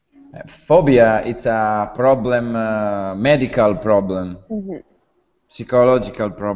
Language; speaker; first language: English; non-native, learner; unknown